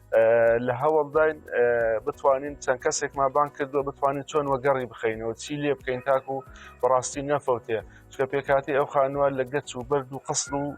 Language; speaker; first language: Central Kurdish; native; Central Kurdish